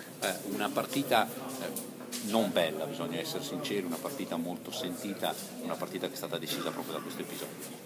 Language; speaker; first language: Italian; native; Italian